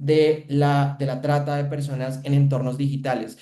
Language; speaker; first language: Spanish; native; Spanish